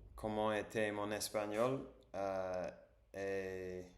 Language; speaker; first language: French; non-native, learner; English